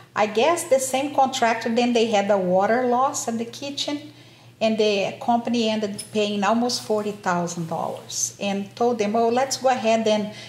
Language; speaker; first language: English; non-native, fluent; Portuguese